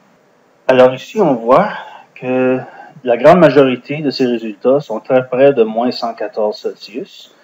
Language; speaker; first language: French; non-native, fluent; English